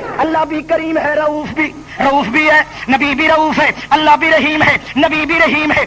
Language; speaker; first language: Urdu; non-native, local second language; Punjabi